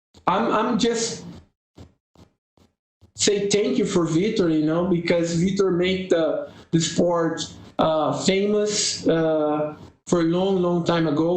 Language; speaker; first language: English; non-native, learner; Portuguese